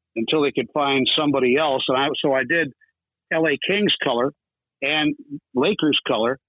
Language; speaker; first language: English; native; English